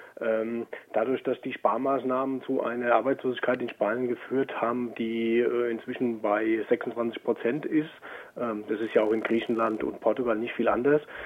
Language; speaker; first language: German; native; German